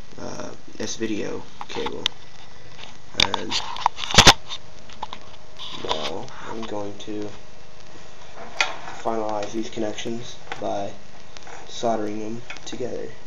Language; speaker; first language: English; native; English